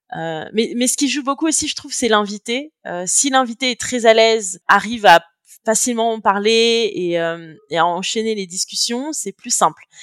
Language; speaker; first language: French; native; French